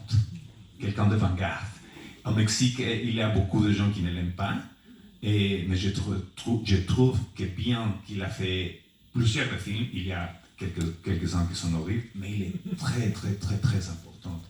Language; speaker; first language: French; non-native, fluent; Spanish